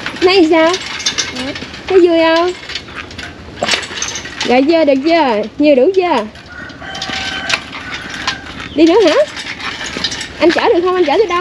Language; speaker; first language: Vietnamese; native; Vietnamese